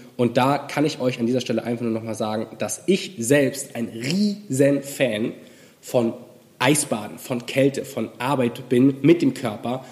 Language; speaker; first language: German; native; German